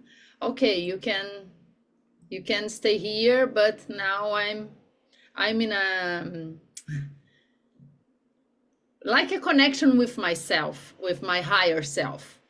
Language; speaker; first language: English; non-native, learner; Portuguese